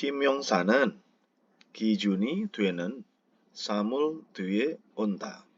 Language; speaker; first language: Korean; non-native, fluent; Indonesian